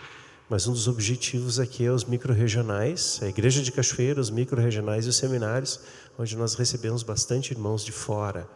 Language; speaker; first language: Portuguese; native; Portuguese